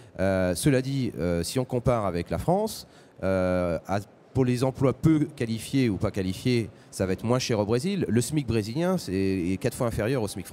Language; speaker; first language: French; native; French